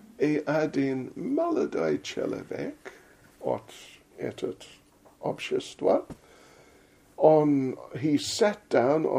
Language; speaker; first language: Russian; non-native, learner; English